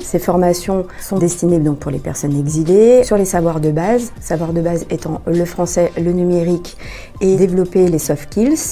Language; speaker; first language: French; native; French